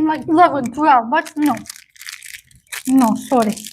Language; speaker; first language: English; non-native, learner; Turkish